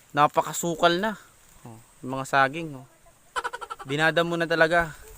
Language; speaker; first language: Filipino; native; Filipino